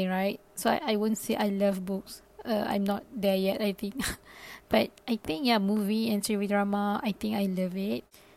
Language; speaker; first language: English; non-native, local second language; Malay